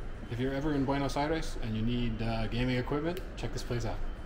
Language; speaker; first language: English; native; English